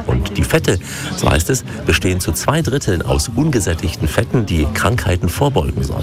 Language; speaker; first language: German; native; German